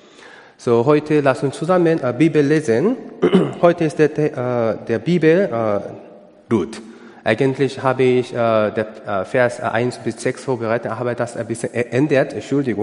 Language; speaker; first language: German; non-native, learner; Korean